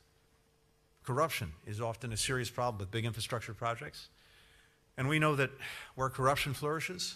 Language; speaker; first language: English; native; English